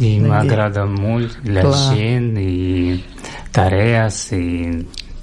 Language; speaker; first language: Catalan; non-native, learner; Russian